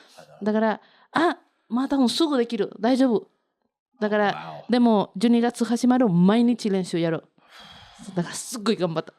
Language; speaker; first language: Japanese; non-native, learner; Spanish